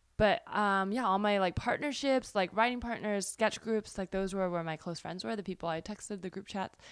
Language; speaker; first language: English; early bilingual, other home language; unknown